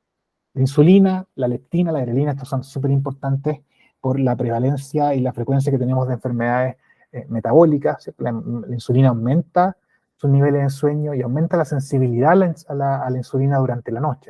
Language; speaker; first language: Spanish; native; Spanish